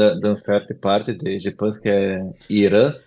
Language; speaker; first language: French; non-native, learner; Portuguese